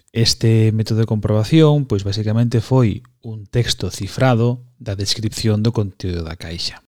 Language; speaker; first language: Galician; non-native, local second language; Spanish